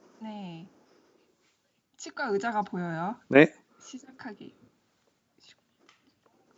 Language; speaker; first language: Korean; early bilingual, heritage; Korean